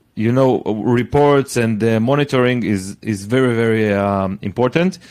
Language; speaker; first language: English; non-native, fluent; Hebrew